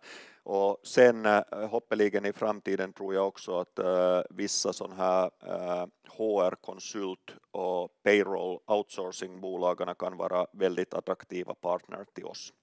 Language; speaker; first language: Swedish; non-native, local second language; Finnish